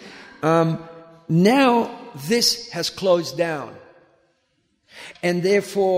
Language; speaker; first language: English; native; English